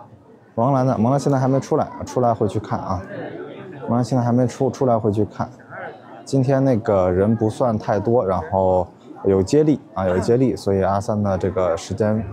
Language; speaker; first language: Chinese; native; Chinese